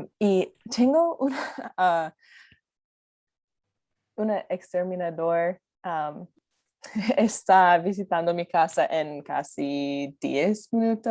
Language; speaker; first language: Spanish; early bilingual, heritage; Spanish